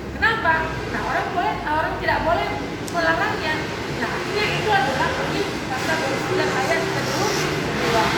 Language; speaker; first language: Indonesian; non-native, local second language; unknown